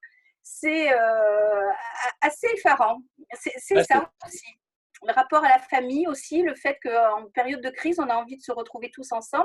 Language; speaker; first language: French; native; French